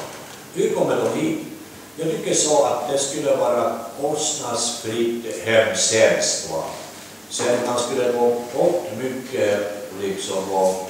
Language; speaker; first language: Swedish; non-native, learner; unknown